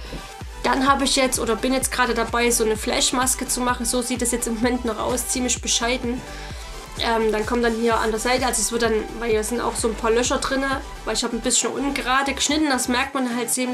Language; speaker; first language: German; native; German